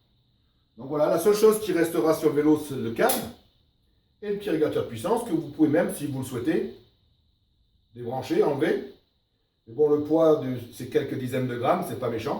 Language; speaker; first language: French; native; French